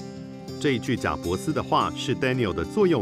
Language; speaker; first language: Chinese; native; Chinese